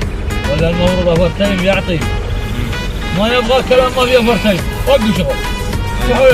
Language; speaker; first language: Arabic; non-native, learner; Filipino